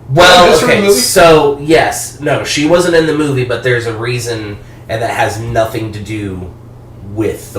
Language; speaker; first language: English; native; English